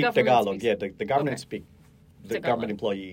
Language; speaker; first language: English; non-native, local second language; Hiligaynon